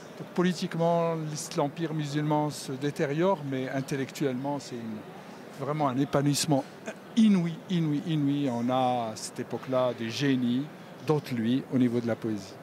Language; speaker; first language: French; non-native, local second language; Arabic